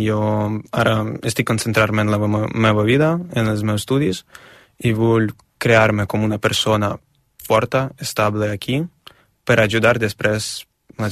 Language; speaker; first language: Catalan; non-native, fluent; Ukrainian